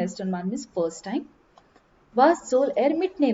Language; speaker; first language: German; non-native, learner; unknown